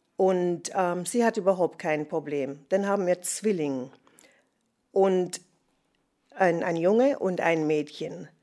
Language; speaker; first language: German; non-native, fluent; English